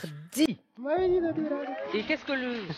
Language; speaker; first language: French; native; French